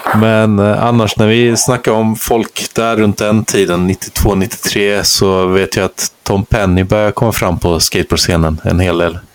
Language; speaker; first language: Swedish; native; Swedish